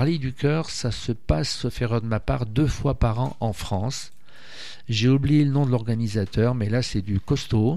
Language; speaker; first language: French; native; French